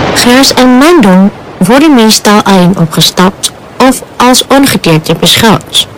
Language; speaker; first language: Dutch; non-native, fluent; Indonesian